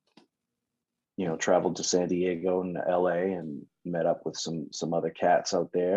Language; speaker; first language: English; native; English